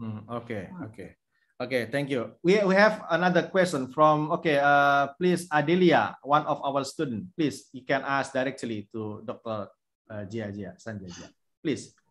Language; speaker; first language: English; non-native, fluent; Indonesian